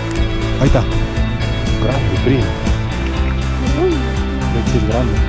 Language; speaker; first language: Spanish; native; Spanish